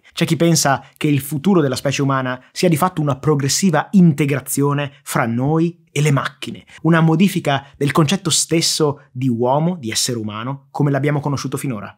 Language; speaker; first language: Italian; native; Italian